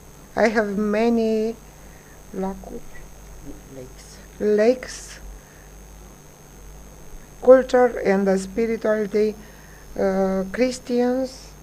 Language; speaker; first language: English; non-native, learner; Romanian